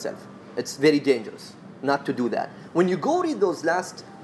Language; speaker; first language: English; non-native, fluent; Arabic